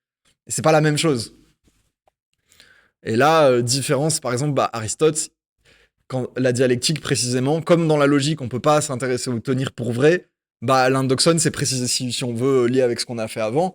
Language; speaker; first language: French; native; French